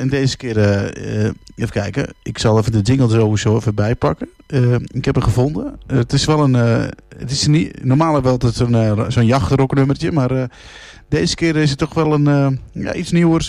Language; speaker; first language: Dutch; native; Dutch